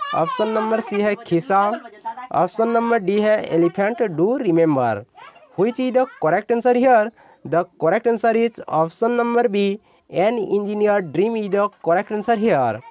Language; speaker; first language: Hindi; non-native, local second language; Odia